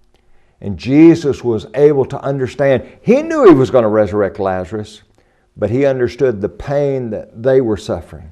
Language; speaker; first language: English; native; English